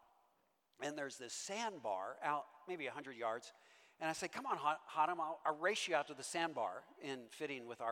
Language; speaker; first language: English; native; English